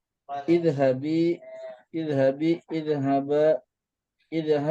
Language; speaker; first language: Arabic; non-native, learner; Indonesian